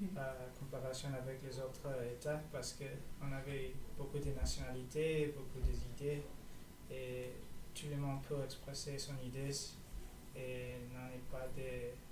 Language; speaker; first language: French; non-native, learner; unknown